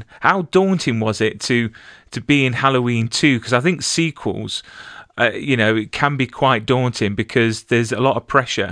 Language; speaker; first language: English; native; English